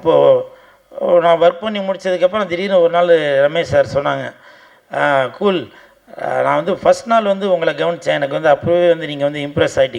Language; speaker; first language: Tamil; native; Tamil